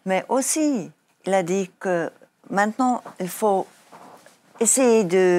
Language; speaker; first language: French; non-native, learner; Afrikaans